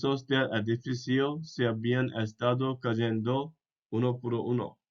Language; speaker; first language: Spanish; non-native, fluent; English